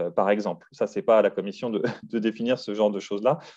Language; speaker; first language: French; native; French